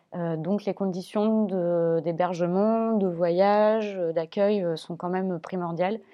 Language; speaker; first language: French; native; French